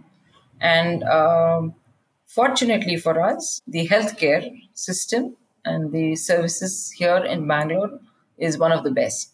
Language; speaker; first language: English; non-native, local second language; Kannada